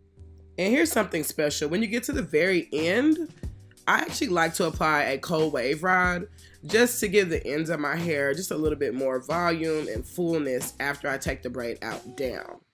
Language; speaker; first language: English; native; English